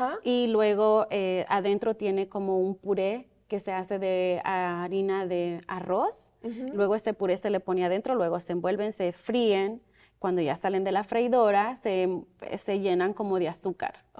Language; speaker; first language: Spanish; early bilingual, other home language; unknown